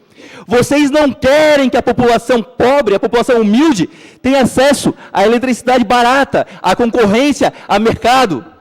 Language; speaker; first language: Portuguese; native; Portuguese